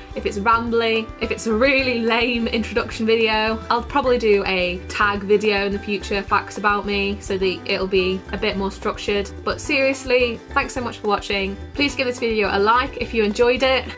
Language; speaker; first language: English; native; English